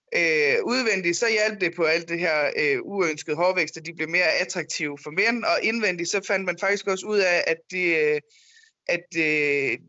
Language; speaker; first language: Danish; native; Danish